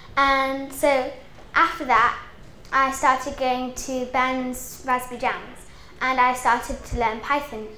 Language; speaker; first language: English; native; English